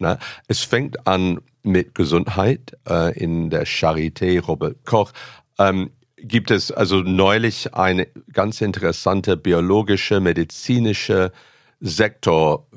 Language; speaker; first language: German; non-native, fluent; English